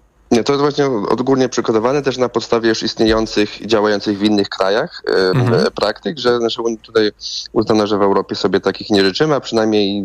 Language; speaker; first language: Polish; native; Polish